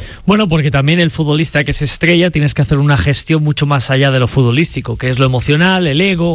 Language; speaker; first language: Spanish; native; Spanish